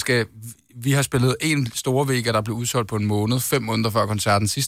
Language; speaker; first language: Danish; native; Danish